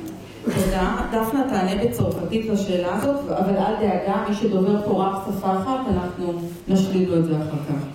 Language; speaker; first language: Hebrew; native; Hebrew